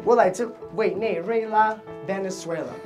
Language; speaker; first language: Chinese; non-native, learner; Spanish